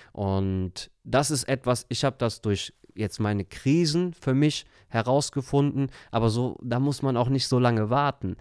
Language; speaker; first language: German; early bilingual, other home language; Turkish